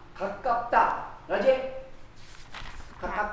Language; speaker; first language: Vietnamese; non-native, learner; Korean